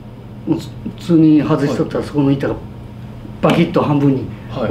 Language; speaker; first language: Japanese; native; Japanese